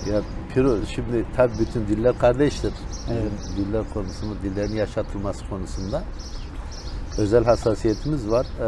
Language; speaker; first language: Turkish; non-native, local second language; Zaza